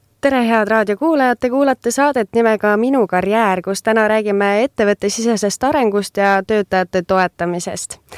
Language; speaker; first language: Estonian; native; Estonian